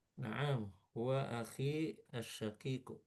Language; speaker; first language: Arabic; non-native, learner; Indonesian